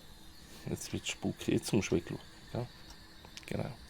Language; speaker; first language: German; native; German